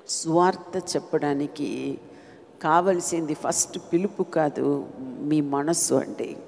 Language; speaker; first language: Telugu; non-native, fluent; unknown